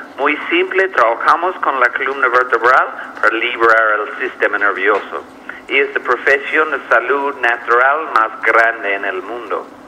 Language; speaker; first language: Spanish; non-native, fluent; English